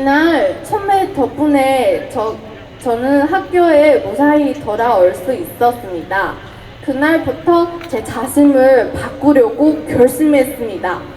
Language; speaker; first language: Korean; non-native, fluent; Chinese